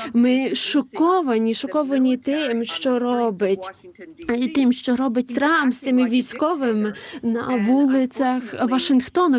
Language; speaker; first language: Ukrainian; non-native, fluent; English